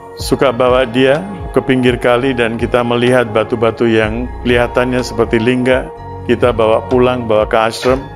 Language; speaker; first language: Indonesian; early bilingual, other home language; Sindhi